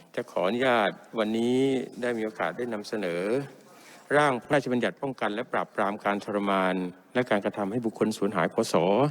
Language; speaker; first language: Thai; non-native, local second language; Pattani Malay